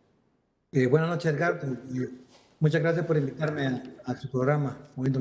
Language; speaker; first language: Spanish; native; Spanish